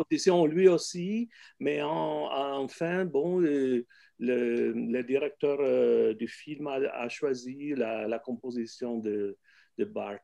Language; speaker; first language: French; non-native, fluent; Italian